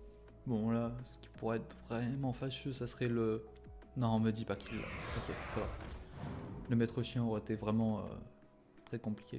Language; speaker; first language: French; native; French